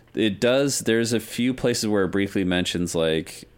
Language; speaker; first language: English; native; English